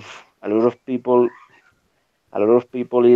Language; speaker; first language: English; non-native, learner; Spanish